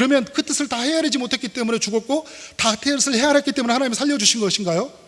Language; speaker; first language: Korean; native; Korean